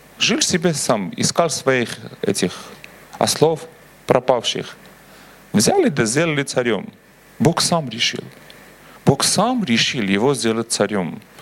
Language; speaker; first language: Russian; non-native, local second language; Armenian